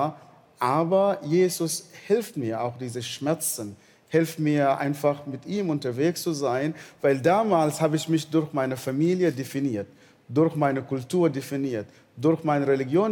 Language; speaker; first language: German; non-native, fluent; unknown